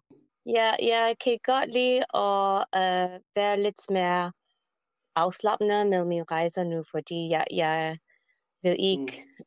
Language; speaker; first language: Danish; non-native, learner; English